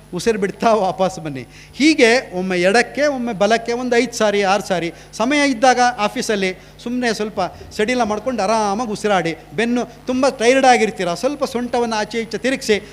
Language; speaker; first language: Kannada; native; Kannada